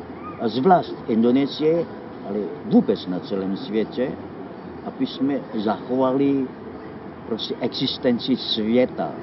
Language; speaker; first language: Czech; non-native, fluent; Indonesian